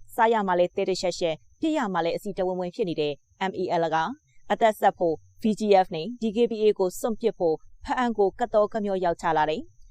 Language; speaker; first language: Burmese; native; Burmese